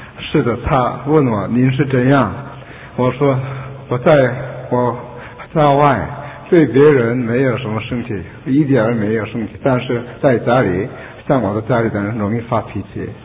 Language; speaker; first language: Chinese; non-native, learner; Korean